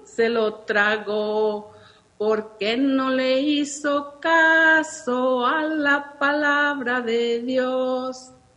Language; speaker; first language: Spanish; native; Spanish